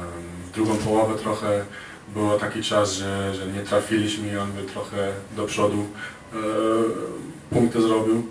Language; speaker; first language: Polish; early bilingual, heritage; Polish